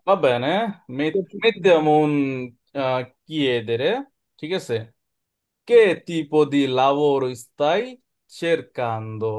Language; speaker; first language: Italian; non-native, fluent; Bangla